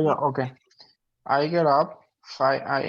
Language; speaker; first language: English; non-native, learner; Spanish